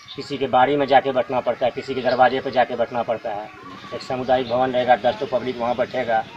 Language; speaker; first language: Hindi; native; Hindi